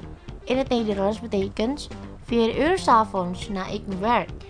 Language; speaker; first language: Dutch; non-native, learner; Indonesian